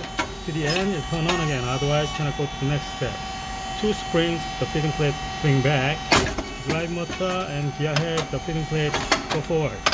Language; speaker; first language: English; non-native, learner; Korean